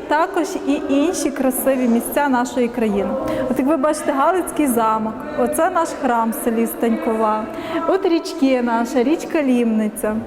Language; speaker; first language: Ukrainian; native; Ukrainian